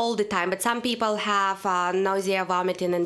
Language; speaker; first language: English; non-native, fluent; Russian